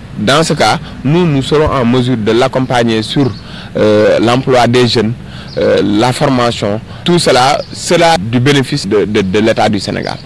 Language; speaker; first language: French; non-native, local second language; Wolof